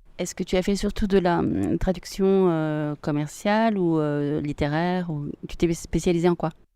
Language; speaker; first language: French; native; French